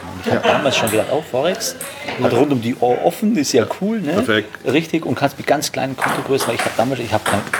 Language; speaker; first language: German; native; German